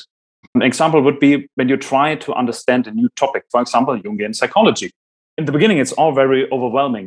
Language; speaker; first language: English; non-native, fluent; German